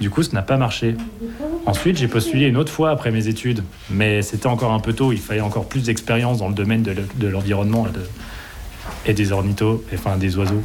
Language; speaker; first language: French; native; French